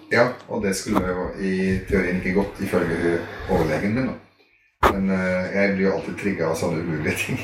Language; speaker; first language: Norwegian; early bilingual, other home language; Arabic